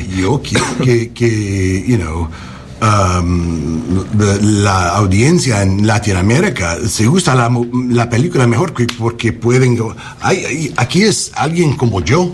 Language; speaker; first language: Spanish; early bilingual, heritage; English